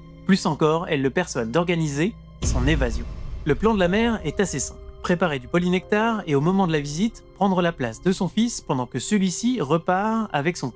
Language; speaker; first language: French; native; French